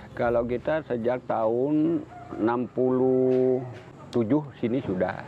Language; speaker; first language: Indonesian; native; Indonesian